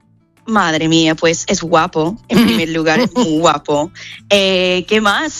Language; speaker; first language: Spanish; non-native, fluent; English